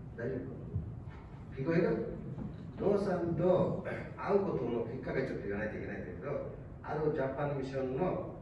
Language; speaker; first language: Japanese; non-native, fluent; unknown